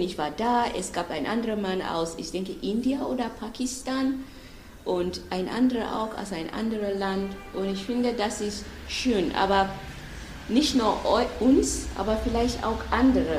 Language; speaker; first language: German; non-native, fluent; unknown